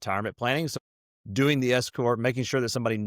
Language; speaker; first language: English; native; English